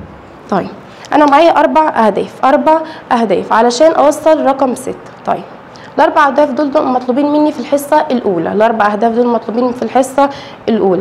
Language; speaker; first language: Arabic; native; Arabic